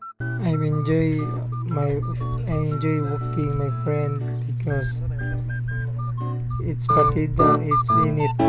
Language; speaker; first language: English; non-native, learner; Cebuano